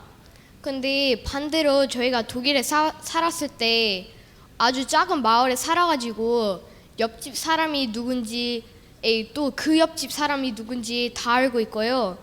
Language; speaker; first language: Korean; early bilingual, other home language; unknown